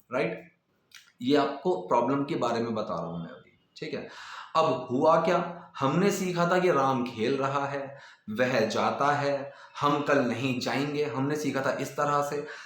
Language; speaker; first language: Hindi; native; Hindi